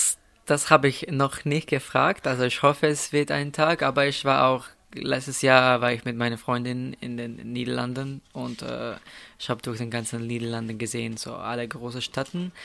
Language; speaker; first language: German; non-native, fluent; Slovenian